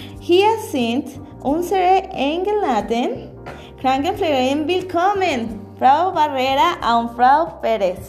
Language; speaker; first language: German; non-native, learner; Spanish